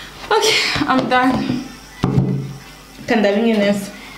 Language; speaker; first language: English; non-native, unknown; Rundi